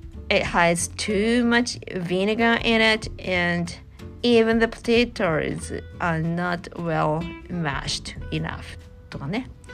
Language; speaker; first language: English; non-native, learner; Japanese